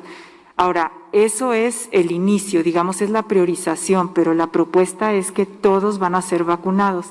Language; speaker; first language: Spanish; native; Spanish